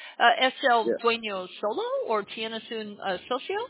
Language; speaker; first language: Spanish; non-native, learner; English